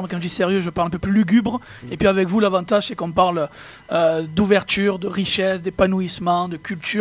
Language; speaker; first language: French; native; French